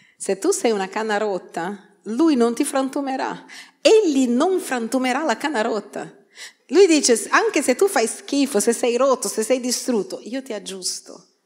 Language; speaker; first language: Italian; non-native, fluent; Portuguese